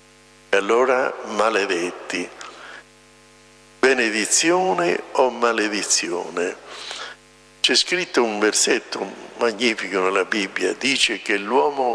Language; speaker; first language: Italian; native; Italian